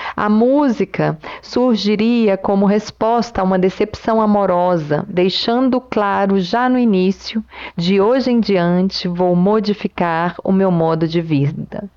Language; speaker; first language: Portuguese; native; Portuguese